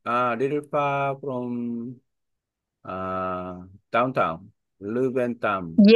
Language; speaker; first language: English; non-native, learner; Korean